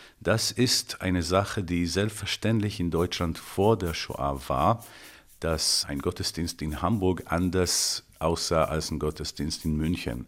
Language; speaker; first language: German; non-native, fluent; Hebrew